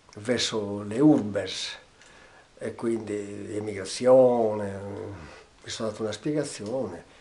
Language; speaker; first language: Italian; non-native, local second language; Sardinian